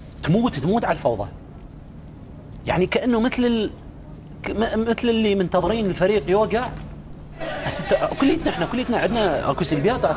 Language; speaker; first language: Arabic; native; Arabic